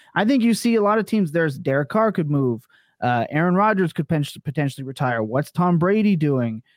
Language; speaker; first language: English; native; English